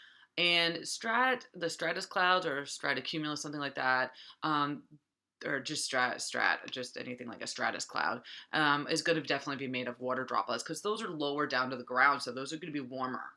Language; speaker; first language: English; native; English